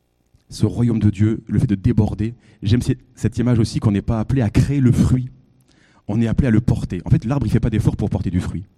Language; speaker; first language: French; native; French